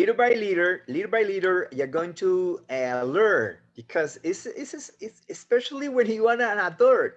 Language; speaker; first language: English; non-native, fluent; Spanish